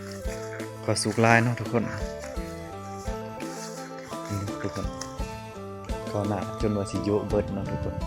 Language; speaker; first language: Thai; non-native, local second language; Northeastern Thai